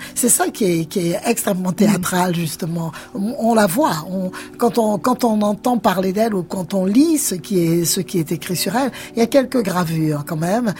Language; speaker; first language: French; native; French